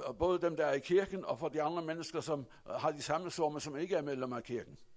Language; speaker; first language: Danish; non-native, fluent; Rundi